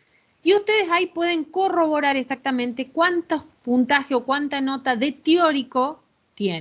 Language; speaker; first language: Spanish; native; Spanish